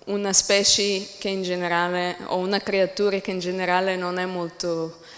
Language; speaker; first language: Italian; non-native, learner; English